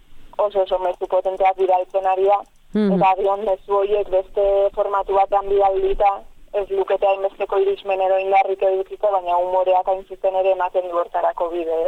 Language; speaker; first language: Basque; native; Basque